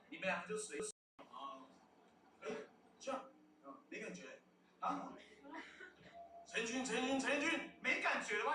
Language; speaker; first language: Chinese; native; Chinese